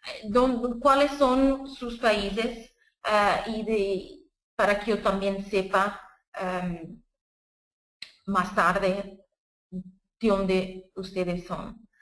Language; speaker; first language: Spanish; non-native, fluent; Portuguese